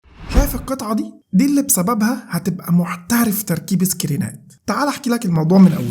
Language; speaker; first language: Arabic; native; Arabic